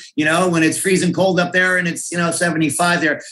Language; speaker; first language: English; native; English